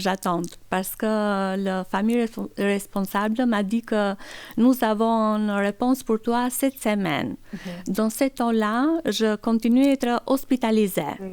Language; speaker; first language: French; non-native, learner; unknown